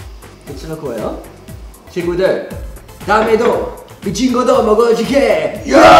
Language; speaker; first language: Korean; non-native, fluent; English